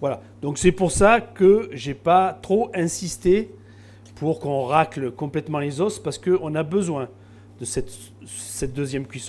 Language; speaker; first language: French; native; French